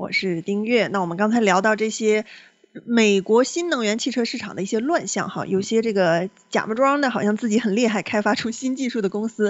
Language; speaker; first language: Chinese; native; Chinese